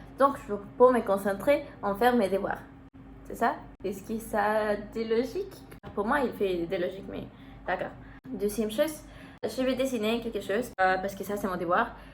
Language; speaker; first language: French; non-native, learner; Spanish